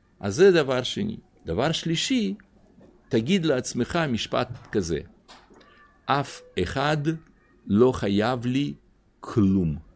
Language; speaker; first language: Hebrew; non-native, fluent; Russian